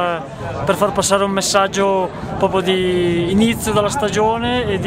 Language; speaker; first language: Italian; native; Italian